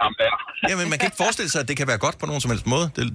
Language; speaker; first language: Danish; native; Danish